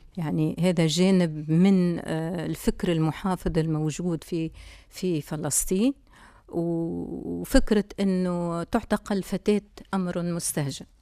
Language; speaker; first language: Arabic; native; Arabic